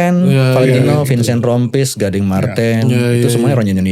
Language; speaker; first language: Indonesian; native; Indonesian